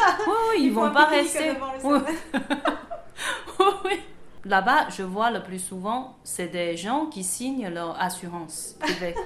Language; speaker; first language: French; non-native, fluent; Chinese